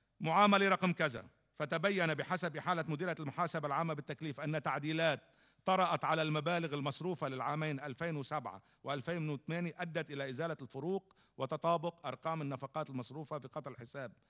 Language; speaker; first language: Arabic; native; Arabic